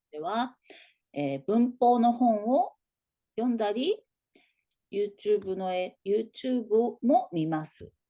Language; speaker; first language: Japanese; native; Japanese